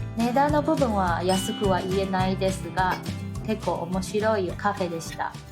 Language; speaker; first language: Japanese; non-native, fluent; Chinese